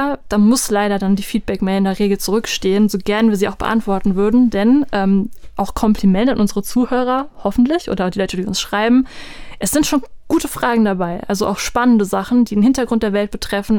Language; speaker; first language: German; native; German